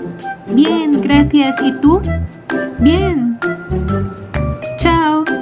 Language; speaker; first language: Spanish; non-native, learner; Filipino